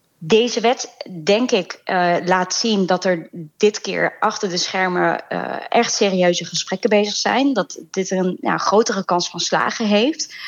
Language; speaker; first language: Dutch; early bilingual, other home language; Turkish